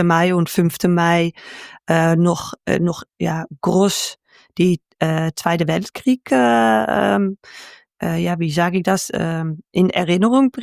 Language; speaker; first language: German; non-native, fluent; Dutch